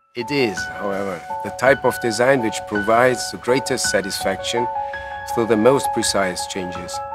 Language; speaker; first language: English; non-native, fluent; German